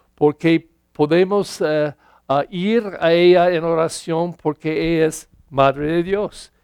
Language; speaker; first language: Spanish; non-native, learner; English